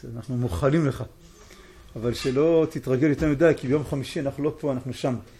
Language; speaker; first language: Hebrew; native; Hebrew